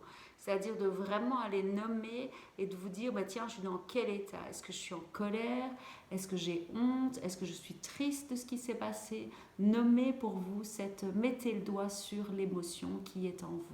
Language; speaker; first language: French; native; French